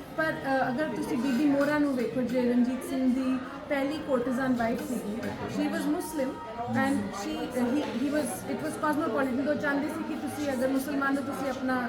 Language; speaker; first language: Punjabi; non-native, local second language; Hindi